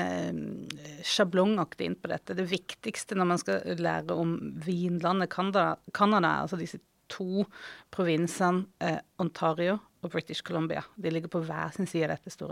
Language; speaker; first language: Norwegian; native; Norwegian